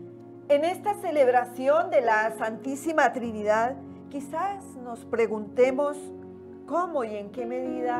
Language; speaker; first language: Spanish; native; Spanish